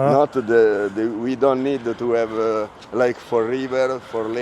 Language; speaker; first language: English; non-native, learner; Italian